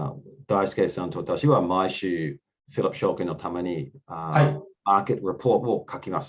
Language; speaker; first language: Japanese; non-native, learner; English